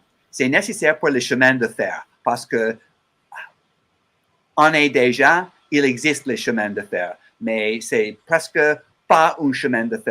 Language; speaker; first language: French; non-native, learner; English